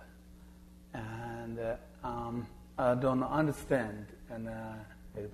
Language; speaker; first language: English; non-native, learner; Chinese